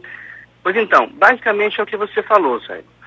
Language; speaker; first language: Portuguese; native; Portuguese